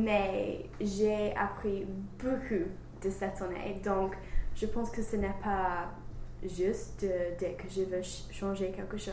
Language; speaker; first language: French; non-native, learner; English